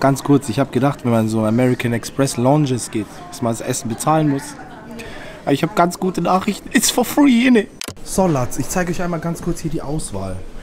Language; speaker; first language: German; native; German